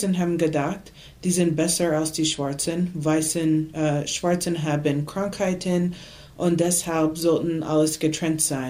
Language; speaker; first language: German; non-native, learner; English